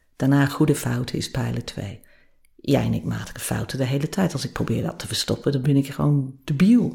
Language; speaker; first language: Dutch; non-native, fluent; English